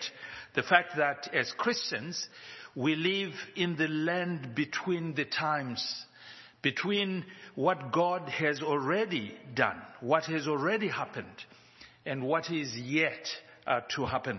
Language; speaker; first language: English; non-native, local second language; Shona